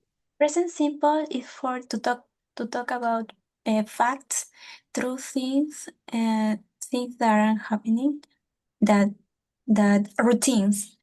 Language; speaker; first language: English; non-native, learner; Spanish